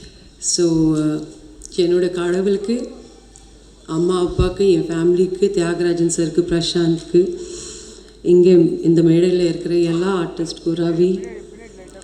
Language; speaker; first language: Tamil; non-native, fluent; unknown